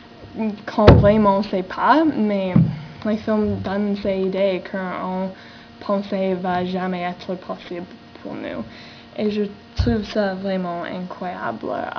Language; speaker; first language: French; non-native, learner; English